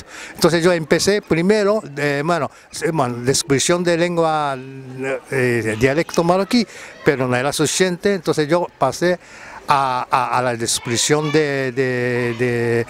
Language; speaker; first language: Spanish; non-native, fluent; Japanese